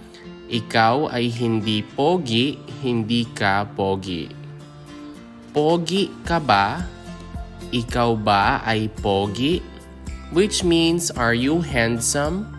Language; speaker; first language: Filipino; non-native, local second language; Hiligaynon